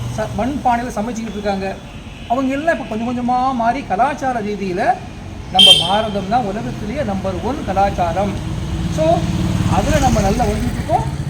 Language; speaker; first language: Tamil; non-native, local second language; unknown